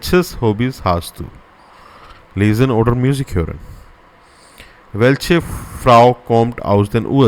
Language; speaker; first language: German; non-native, learner; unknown